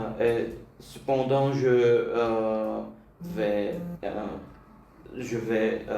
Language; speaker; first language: French; non-native, learner; Bulgarian